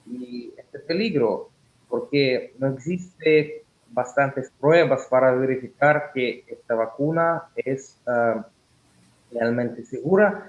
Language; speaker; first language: Spanish; non-native, learner; Russian